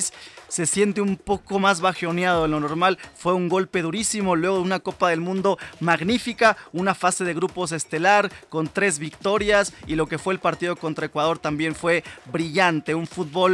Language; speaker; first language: Spanish; native; Spanish